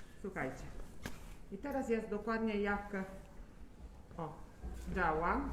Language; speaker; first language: Polish; non-native, learner; Italian